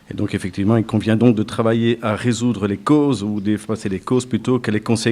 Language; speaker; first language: French; native; French